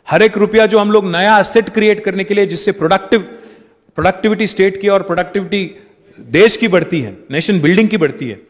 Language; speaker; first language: Hindi; non-native, local second language; Telugu